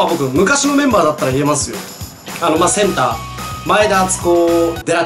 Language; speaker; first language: Japanese; native; Japanese